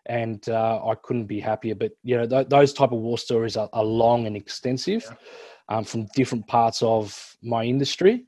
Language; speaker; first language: English; native; English